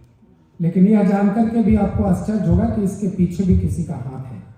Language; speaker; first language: Hindi; native; Hindi